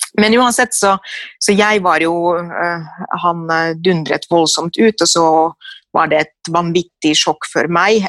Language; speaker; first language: Norwegian; non-native, fluent; Finnish